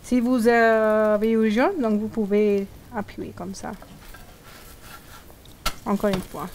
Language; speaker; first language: French; non-native, learner; Hindi